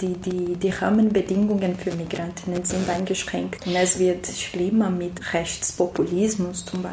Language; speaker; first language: German; non-native, fluent; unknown